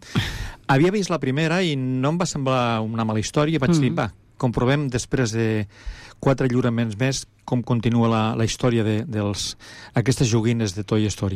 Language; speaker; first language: Catalan; native; Catalan